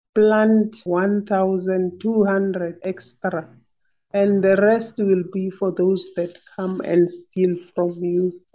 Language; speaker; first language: English; non-native, local second language; Northern Sotho